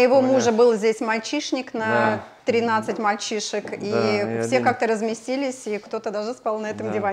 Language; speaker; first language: Russian; native; Russian